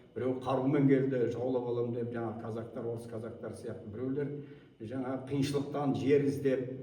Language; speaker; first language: Kazakh; native; Kazakh